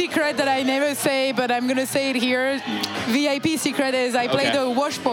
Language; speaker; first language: English; non-native, fluent; French